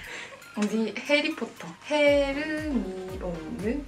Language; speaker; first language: French; non-native, learner; Korean